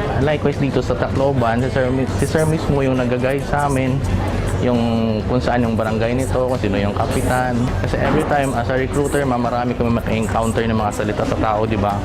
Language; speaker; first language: Filipino; non-native, local second language; Hiligaynon